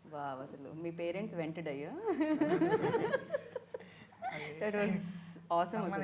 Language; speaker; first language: Telugu; native; Telugu